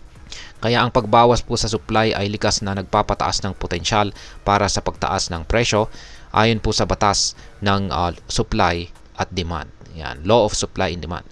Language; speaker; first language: Filipino; native; Filipino